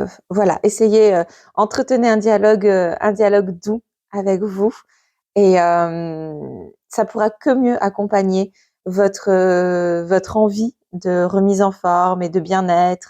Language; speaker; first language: French; native; French